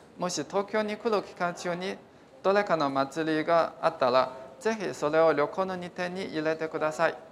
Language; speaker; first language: Japanese; non-native, fluent; Chinese